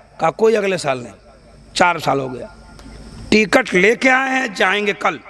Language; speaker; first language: Hindi; native; Hindi